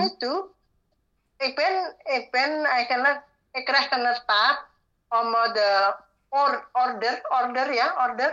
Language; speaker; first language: Dutch; non-native, learner; Indonesian